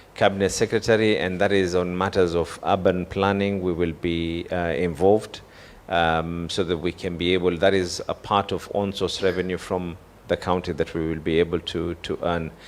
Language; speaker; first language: English; non-native, local second language; Swahili